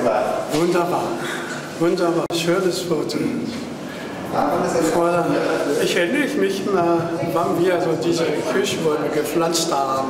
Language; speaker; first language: German; non-native, fluent; Japanese